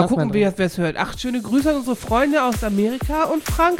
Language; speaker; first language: German; native; German